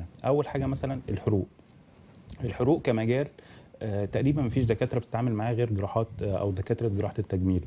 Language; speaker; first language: Arabic; native; Arabic